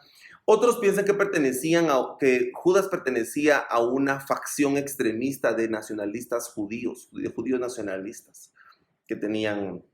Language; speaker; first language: Spanish; native; Spanish